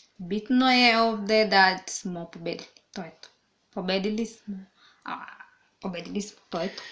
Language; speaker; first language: Serbian; non-native, learner; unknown